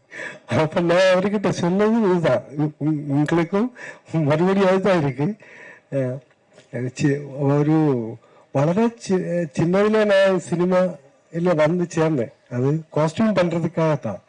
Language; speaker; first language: Tamil; non-native, learner; Malayalam